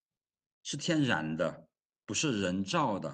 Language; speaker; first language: Chinese; non-native, fluent; Lao